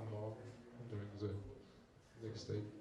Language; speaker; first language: English; non-native, learner; French